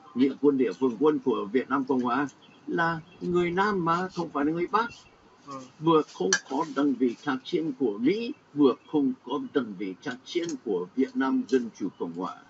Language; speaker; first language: Vietnamese; non-native, fluent; English